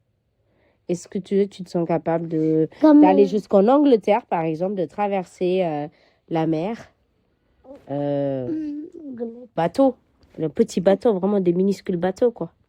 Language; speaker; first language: French; non-native, fluent; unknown